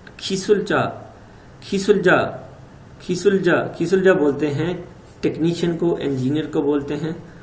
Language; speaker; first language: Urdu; native; Urdu